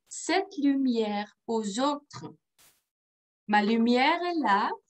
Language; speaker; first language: French; non-native, fluent; Dutch